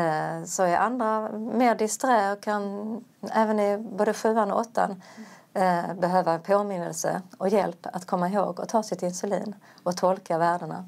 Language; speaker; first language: Swedish; native; Swedish